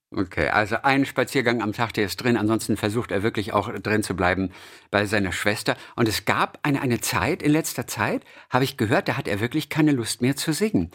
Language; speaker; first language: German; native; German